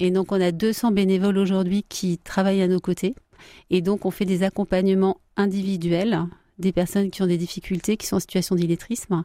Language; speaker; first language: French; native; French